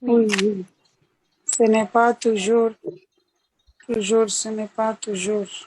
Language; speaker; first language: French; non-native, learner; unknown